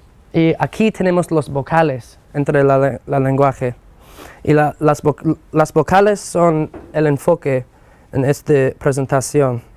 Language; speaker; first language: Spanish; non-native, fluent; English